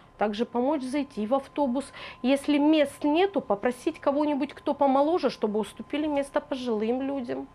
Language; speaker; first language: Russian; native; Russian